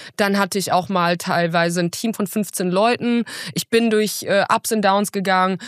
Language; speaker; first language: German; early bilingual, other home language; Russian